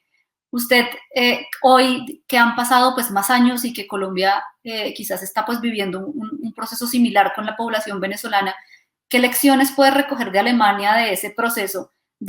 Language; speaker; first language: Spanish; native; Spanish